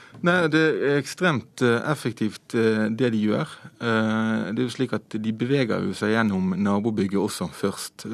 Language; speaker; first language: Norwegian; native; Norwegian